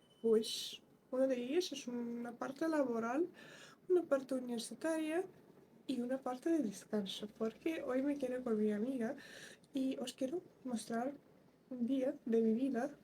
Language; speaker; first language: Spanish; non-native, fluent; Russian